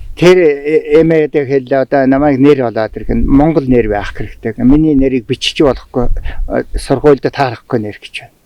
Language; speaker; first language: Mongolian; non-native, local second language; Tuvinian